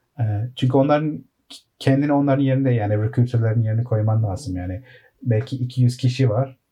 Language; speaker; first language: Turkish; early bilingual, heritage; Turkish